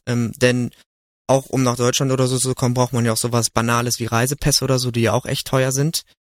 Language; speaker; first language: German; native; German